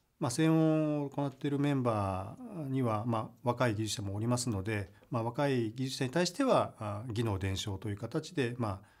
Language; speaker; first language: Japanese; native; Japanese